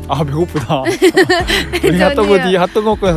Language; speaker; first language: Korean; native; Korean